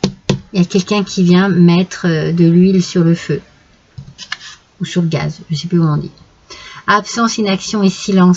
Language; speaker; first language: French; native; French